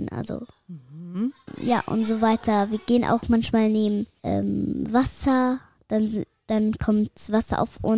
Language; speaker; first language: German; early bilingual, other home language; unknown